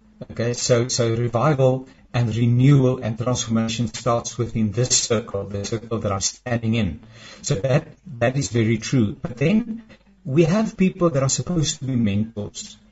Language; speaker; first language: English; non-native, local second language; Afrikaans